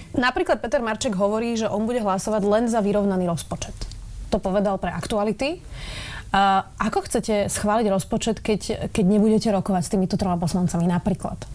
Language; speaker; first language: Slovak; native; Slovak